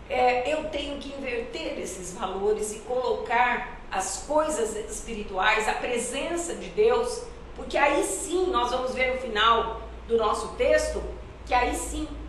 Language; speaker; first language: Portuguese; native; Portuguese